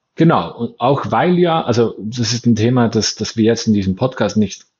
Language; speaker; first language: German; native; German